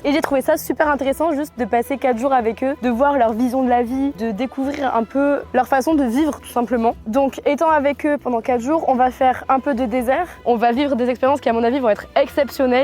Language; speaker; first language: French; native; French